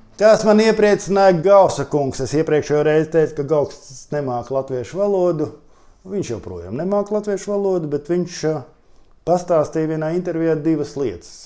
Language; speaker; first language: Latvian; non-native, local second language; Russian